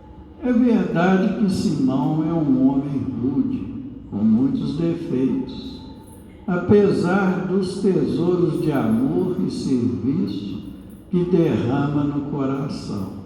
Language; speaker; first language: Portuguese; native; Portuguese